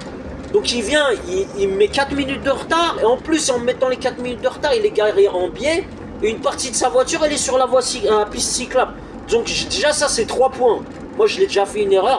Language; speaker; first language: French; native; French